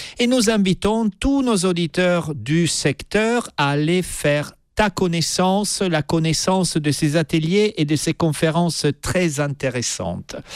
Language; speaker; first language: French; native; French